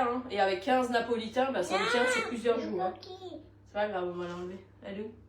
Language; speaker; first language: French; native; French